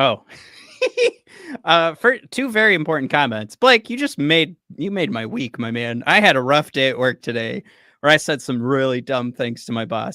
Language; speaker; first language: English; native; English